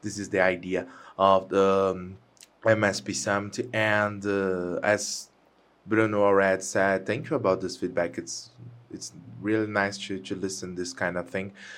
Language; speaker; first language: English; non-native, fluent; Portuguese